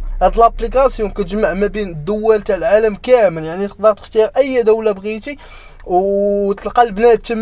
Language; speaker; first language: Arabic; native; Arabic